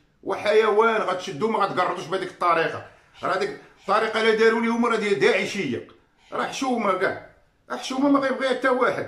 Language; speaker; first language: Arabic; native; Arabic